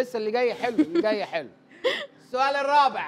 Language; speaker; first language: Arabic; native; Arabic